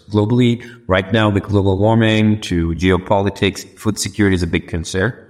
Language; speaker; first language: English; non-native, local second language; Sinhala